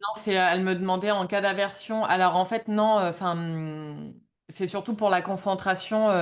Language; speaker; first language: French; native; French